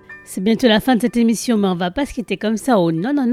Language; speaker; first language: French; native; French